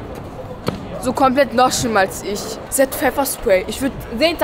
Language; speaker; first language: German; early bilingual, other home language; Persian